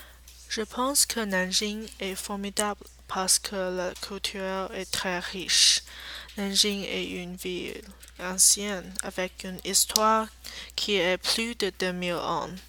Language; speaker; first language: French; non-native, learner; Chinese